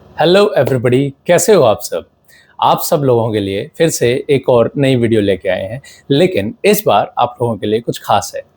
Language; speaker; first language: Hindi; native; Hindi